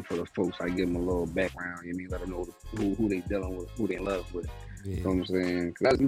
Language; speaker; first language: English; native; English